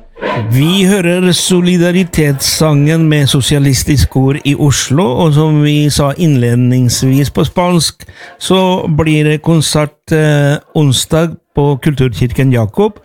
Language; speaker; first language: Norwegian; non-native, fluent; Spanish